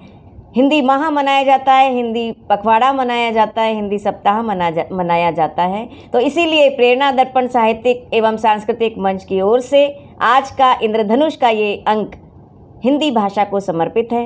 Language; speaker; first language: Hindi; native; Hindi